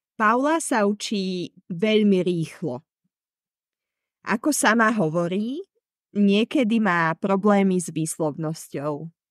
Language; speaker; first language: Slovak; native; Slovak